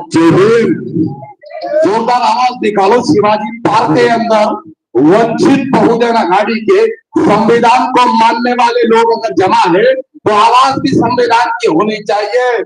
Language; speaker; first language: Hindi; non-native, local second language; Marathi